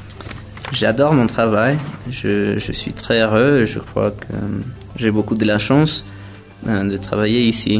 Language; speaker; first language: French; non-native, fluent; Spanish